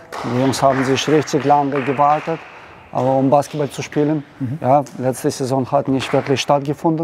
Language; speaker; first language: German; non-native, learner; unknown